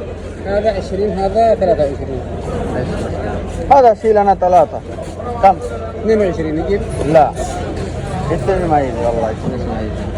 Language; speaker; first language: Arabic; non-native, learner; Bangla